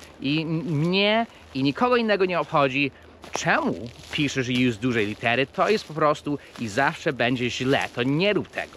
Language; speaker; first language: Polish; non-native, fluent; English